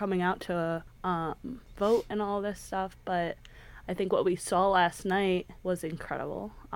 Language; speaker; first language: English; native; English